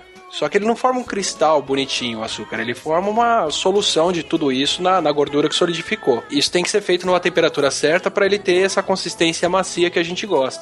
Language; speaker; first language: Portuguese; native; Portuguese